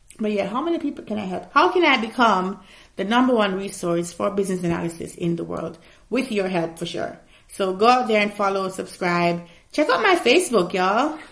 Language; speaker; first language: English; native; English